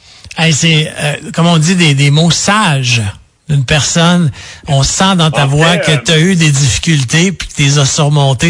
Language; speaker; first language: French; native; French